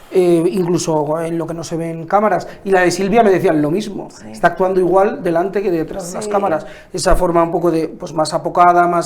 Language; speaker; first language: Spanish; native; Spanish